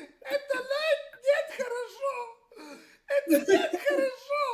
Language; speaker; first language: Russian; non-native, learner; Serbian